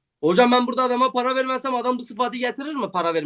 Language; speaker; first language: Turkish; native; Turkish